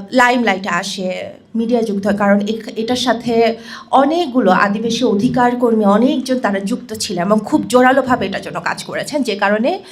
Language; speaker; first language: Bangla; non-native, local second language; Chakma